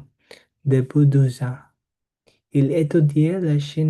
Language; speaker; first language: French; non-native, learner; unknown